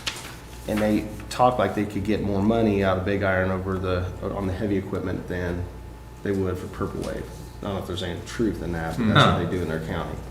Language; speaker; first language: English; native; English